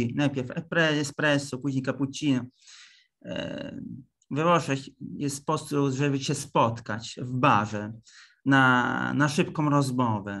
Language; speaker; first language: Polish; early bilingual, heritage; Italian